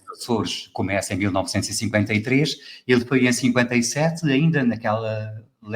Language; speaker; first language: Portuguese; native; Portuguese